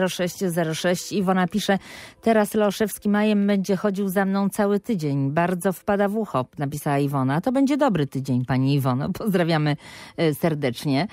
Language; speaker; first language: Polish; native; Polish